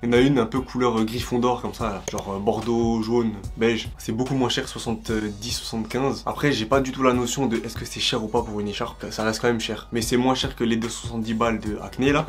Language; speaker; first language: French; native; French